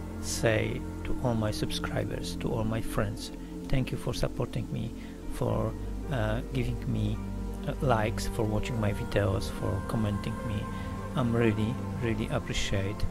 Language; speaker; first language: English; non-native, learner; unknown